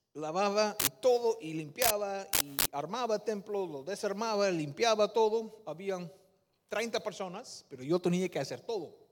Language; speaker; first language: Spanish; non-native, fluent; Dutch